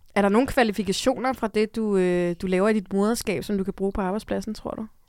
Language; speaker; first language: Danish; native; Danish